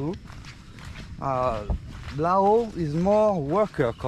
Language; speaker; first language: English; non-native, learner; French